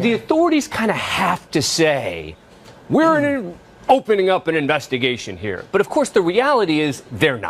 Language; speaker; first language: English; native; English